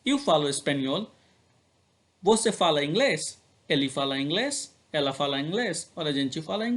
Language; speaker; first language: Portuguese; non-native, learner; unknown